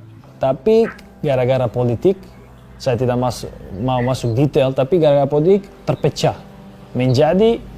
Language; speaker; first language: Indonesian; non-native, fluent; Serbian